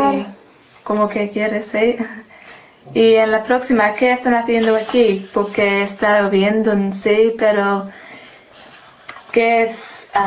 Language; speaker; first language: Spanish; non-native, learner; English